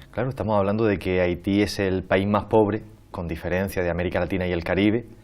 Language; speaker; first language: Spanish; native; Spanish